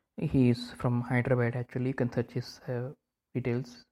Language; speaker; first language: English; non-native, local second language; Telugu